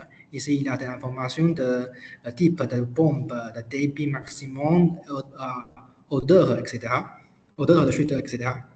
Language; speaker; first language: French; non-native, learner; Chinese